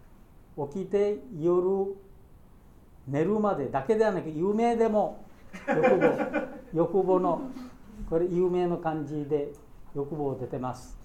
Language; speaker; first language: Japanese; non-native, learner; Bangla